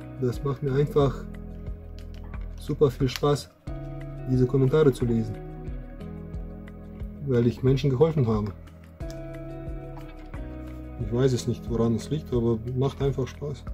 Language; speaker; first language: German; non-native, fluent; Russian